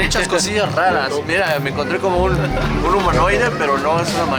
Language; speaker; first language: Spanish; native; Spanish